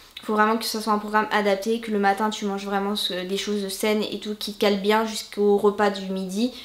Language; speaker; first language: French; native; French